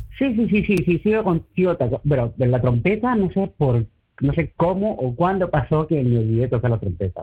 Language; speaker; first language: Spanish; native; Spanish